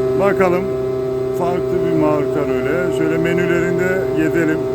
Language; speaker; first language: Turkish; native; Turkish